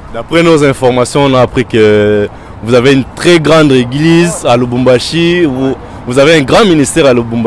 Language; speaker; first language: French; non-native, local second language; Lingala